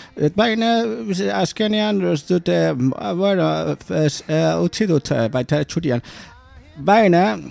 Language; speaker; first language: Basque; non-native, learner; English